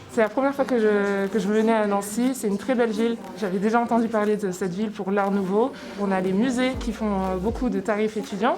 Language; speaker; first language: French; native; French